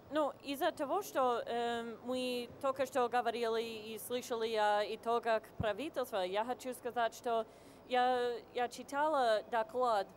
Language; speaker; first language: Russian; non-native, fluent; English